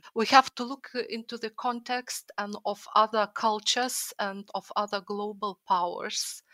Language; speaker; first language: English; non-native, fluent; Lithuanian